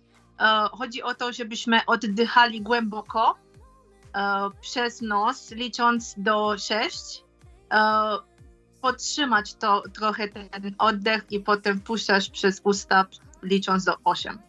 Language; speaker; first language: Polish; non-native, fluent; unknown